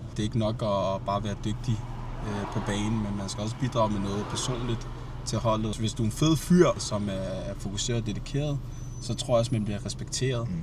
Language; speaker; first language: Danish; early bilingual, other home language; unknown